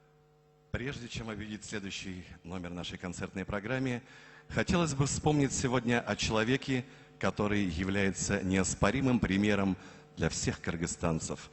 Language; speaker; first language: Russian; native; Russian